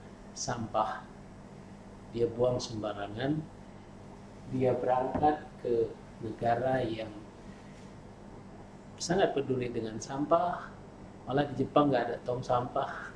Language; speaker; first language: Indonesian; native; Indonesian